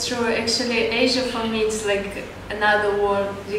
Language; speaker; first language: English; non-native, learner; Ukrainian